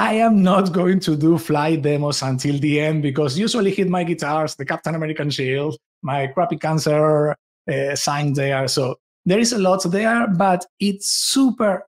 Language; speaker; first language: English; non-native, fluent; Spanish